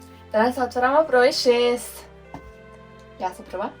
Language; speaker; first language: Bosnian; early bilingual, heritage; Serbian